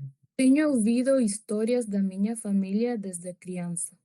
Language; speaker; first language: Portuguese; non-native, learner; Spanish